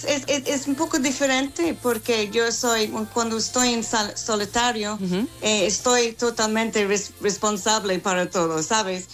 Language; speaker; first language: Spanish; non-native, fluent; English